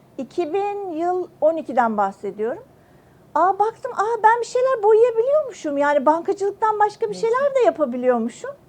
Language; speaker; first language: Turkish; native; Turkish